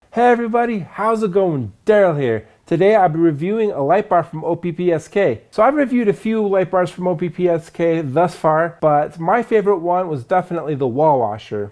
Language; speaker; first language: English; native; English